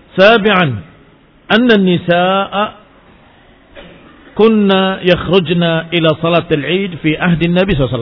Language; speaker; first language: Arabic; non-native, fluent; Indonesian